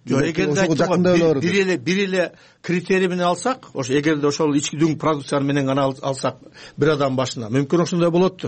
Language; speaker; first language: Kyrgyz; native; Kyrgyz